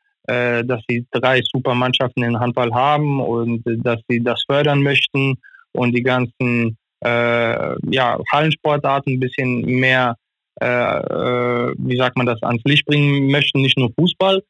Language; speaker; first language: German; non-native, fluent; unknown